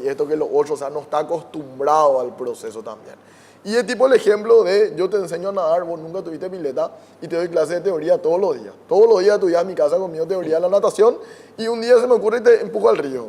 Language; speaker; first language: Spanish; native; Spanish